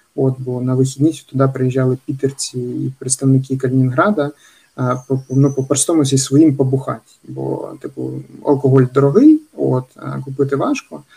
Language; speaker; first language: Ukrainian; native; Ukrainian